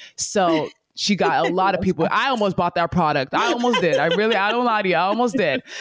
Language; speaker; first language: English; native; English